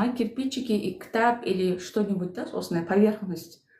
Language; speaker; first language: Russian; non-native, local second language; Kazakh